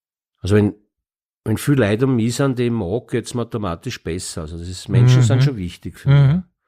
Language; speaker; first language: German; native; German